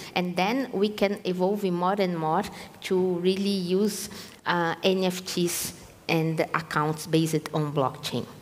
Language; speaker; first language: English; non-native, fluent; Portuguese